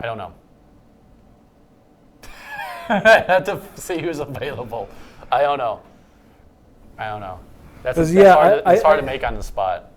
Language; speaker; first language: English; native; English